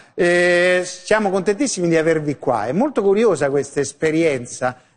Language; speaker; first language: Italian; native; Italian